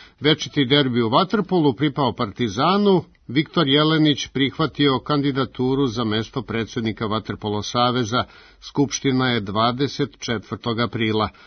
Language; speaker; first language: Serbian; native; Serbian